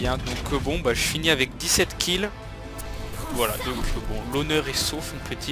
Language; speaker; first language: French; native; French